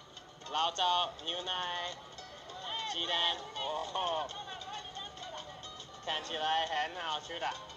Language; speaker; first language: Chinese; non-native, learner; English